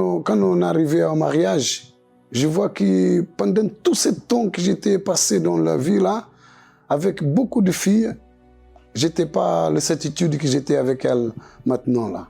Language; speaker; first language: French; non-native, local second language; Portuguese